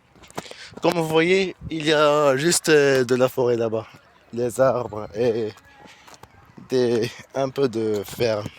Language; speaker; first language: French; non-native, learner; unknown